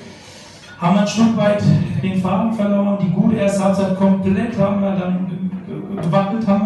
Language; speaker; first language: German; native; German